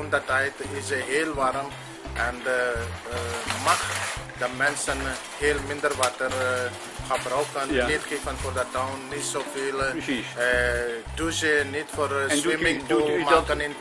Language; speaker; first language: Dutch; non-native, learner; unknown